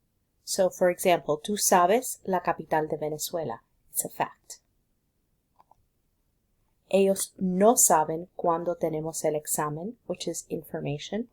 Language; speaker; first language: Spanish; non-native, fluent; English